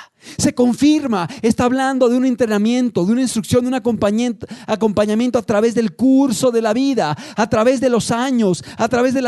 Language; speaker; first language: Spanish; native; Spanish